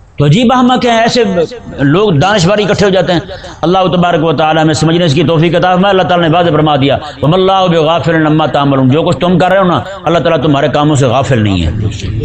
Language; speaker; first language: Urdu; native; Urdu